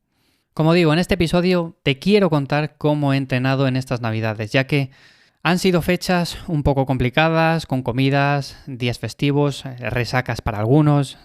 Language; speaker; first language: Spanish; native; Spanish